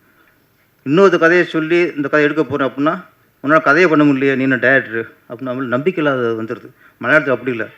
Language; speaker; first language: Tamil; native; Tamil